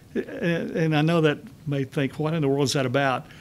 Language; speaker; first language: English; native; English